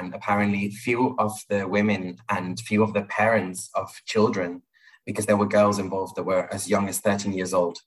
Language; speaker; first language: English; non-native, fluent; Spanish